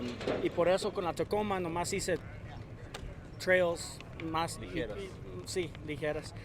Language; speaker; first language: Spanish; early bilingual, other home language; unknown